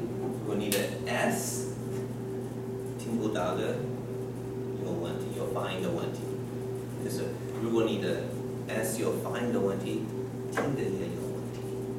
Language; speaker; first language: Chinese; non-native, fluent; English